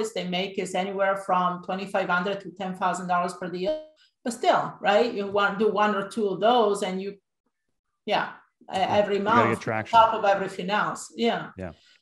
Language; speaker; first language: English; non-native, fluent; Italian